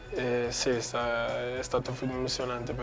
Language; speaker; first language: Italian; non-native, learner; Portuguese